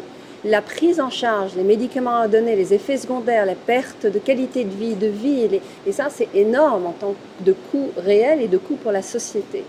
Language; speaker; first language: French; native; French